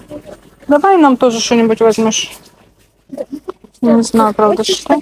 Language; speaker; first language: Russian; native; Russian